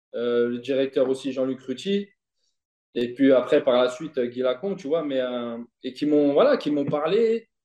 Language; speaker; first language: French; native; French